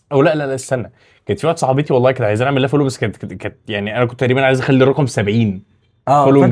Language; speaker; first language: Arabic; native; Arabic